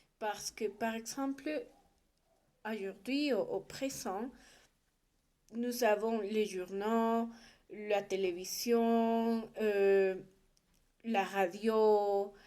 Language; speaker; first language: French; non-native, learner; Spanish